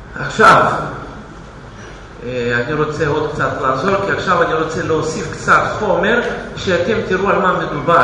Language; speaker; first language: Hebrew; non-native, fluent; Russian